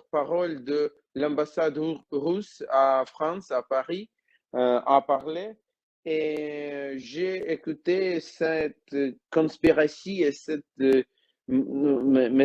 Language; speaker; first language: French; non-native, learner; Ukrainian